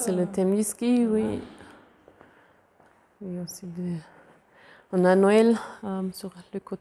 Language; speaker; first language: French; non-native, fluent; German